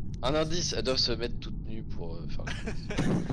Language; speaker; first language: French; native; French